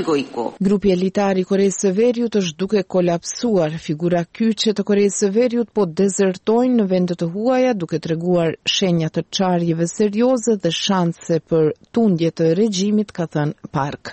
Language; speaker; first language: Albanian; native; Albanian